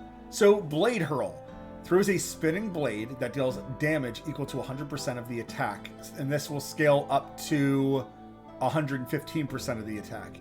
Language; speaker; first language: English; native; English